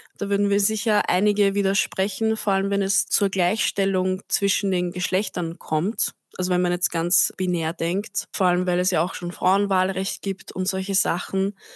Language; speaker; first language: German; early bilingual, other home language; Turkish